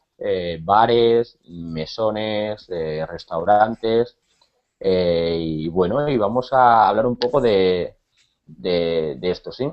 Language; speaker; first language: Spanish; native; Spanish